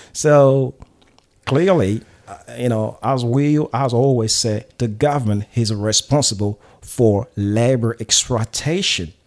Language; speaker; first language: English; non-native, fluent; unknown